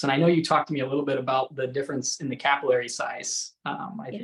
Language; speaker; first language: English; native; English